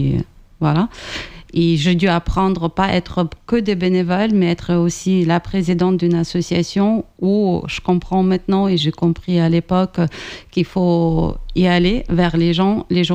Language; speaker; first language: French; non-native, fluent; Ukrainian